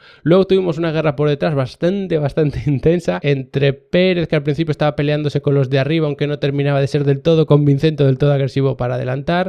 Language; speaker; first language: Spanish; native; Spanish